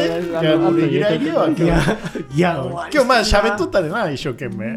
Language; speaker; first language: Japanese; native; Japanese